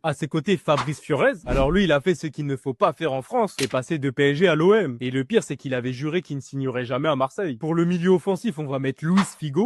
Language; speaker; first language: French; native; French